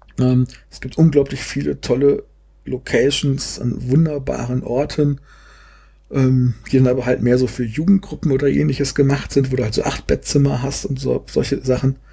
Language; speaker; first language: German; native; German